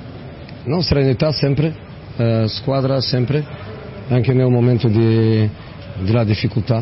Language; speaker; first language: Italian; non-native, fluent; Portuguese